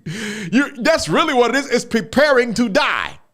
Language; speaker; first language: English; native; English